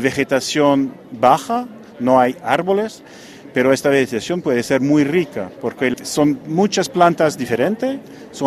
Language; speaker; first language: Spanish; non-native, fluent; French